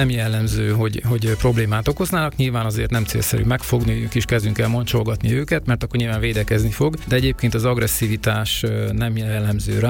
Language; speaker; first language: Hungarian; native; Hungarian